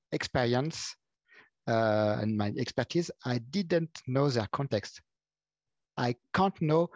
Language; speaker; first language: English; non-native, fluent; French